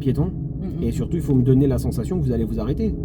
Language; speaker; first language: French; native; French